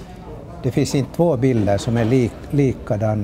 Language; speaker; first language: Swedish; native; Swedish